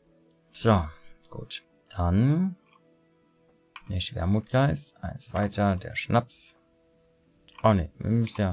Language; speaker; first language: German; native; German